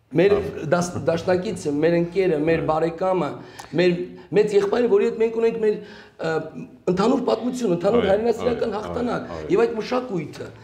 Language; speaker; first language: Armenian; native; Armenian